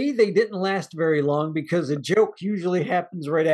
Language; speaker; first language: English; native; English